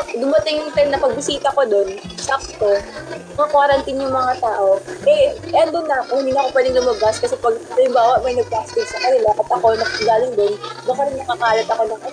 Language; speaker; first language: Filipino; non-native, local second language; Waray